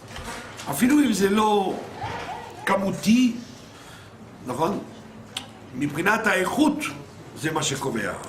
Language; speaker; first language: Hebrew; non-native, fluent; French